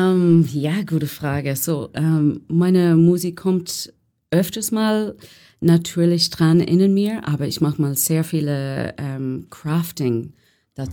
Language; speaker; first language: German; non-native, learner; English